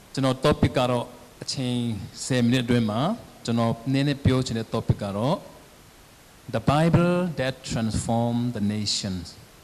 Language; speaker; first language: Burmese; non-native, local second language; Tedim Chin